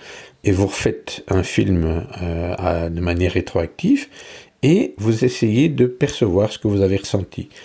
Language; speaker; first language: French; native; French